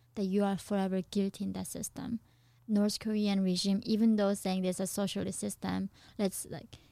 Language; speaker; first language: English; non-native, fluent; Korean